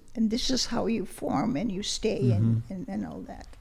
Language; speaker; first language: English; early bilingual, other home language; Lithuanian